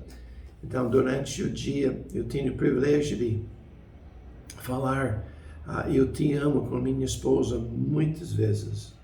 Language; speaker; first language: Portuguese; non-native, fluent; English